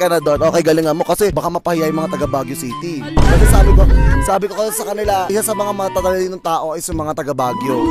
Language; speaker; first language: Filipino; native; Filipino